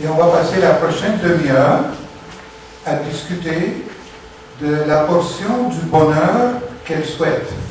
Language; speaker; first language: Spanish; non-native, learner; Italian